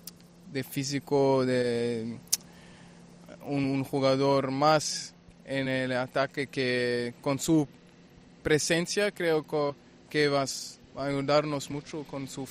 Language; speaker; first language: Spanish; non-native, fluent; German